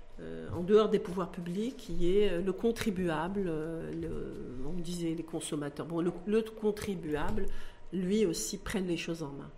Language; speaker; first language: French; non-native, local second language; Arabic